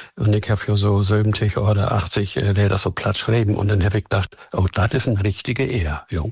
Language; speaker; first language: German; native; German